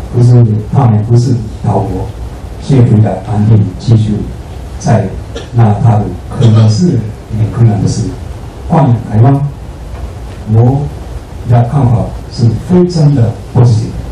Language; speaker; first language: Chinese; non-native, fluent; Japanese